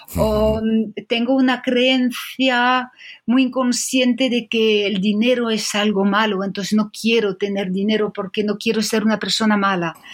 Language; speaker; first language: Spanish; non-native, fluent; French